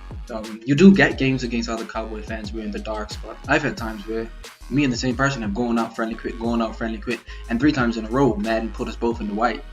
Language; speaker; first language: English; native; English